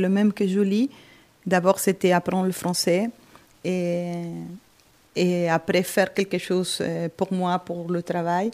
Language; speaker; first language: French; non-native, fluent; Spanish